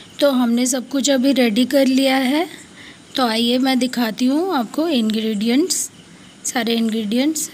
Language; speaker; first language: Hindi; non-native, local second language; Bangla